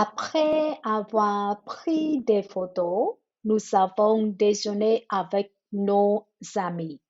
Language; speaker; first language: French; non-native, learner; Vietnamese